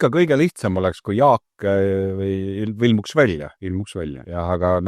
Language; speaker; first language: Estonian; native; Estonian